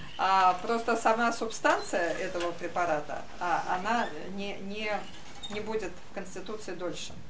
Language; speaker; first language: Russian; native; Russian